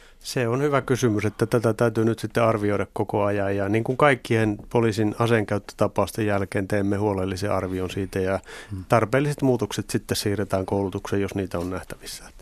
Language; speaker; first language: Finnish; native; Finnish